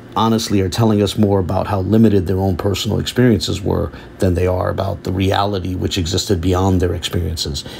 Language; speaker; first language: English; native; English